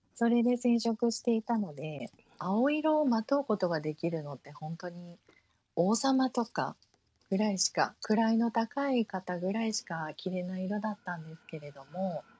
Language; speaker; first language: Japanese; early bilingual, heritage; Japanese